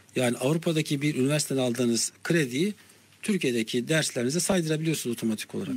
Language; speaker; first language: Turkish; native; Turkish